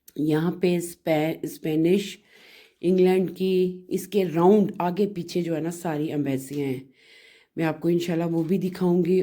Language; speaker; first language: Urdu; non-native, local second language; Punjabi